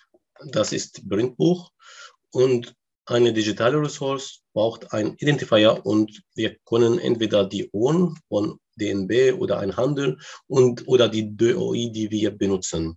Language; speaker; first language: German; non-native, learner; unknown